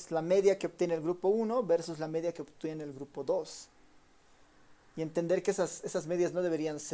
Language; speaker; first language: Spanish; native; Spanish